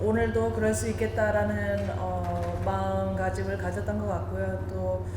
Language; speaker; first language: Korean; early bilingual, heritage; Korean